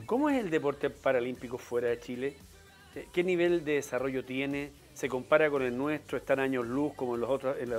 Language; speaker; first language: Spanish; native; Spanish